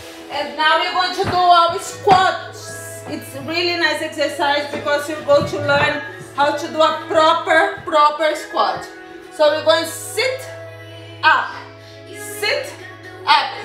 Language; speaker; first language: English; non-native, fluent; Portuguese